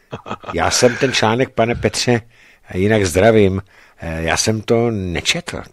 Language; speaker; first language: Czech; native; Czech